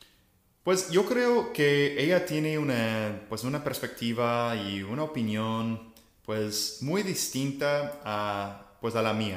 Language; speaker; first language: Spanish; non-native, fluent; English